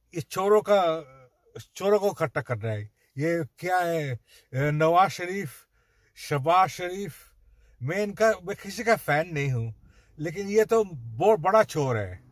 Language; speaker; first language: Hindi; non-native, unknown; Bangla